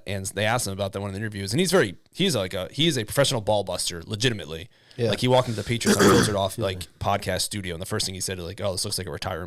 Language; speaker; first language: English; native; English